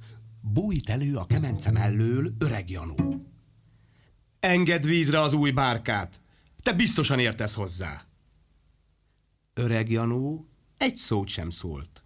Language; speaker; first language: Hungarian; native; Hungarian